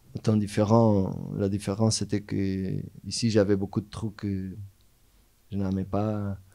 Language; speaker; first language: French; non-native, fluent; Portuguese